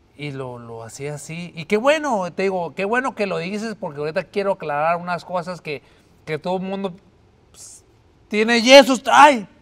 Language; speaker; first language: Spanish; native; Spanish